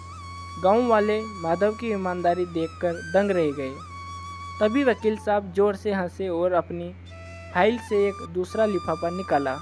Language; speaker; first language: Hindi; native; Hindi